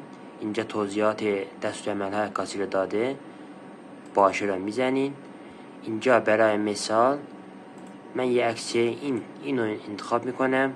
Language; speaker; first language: Persian; native; Persian